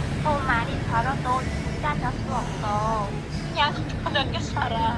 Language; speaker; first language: Korean; non-native, learner; Vietnamese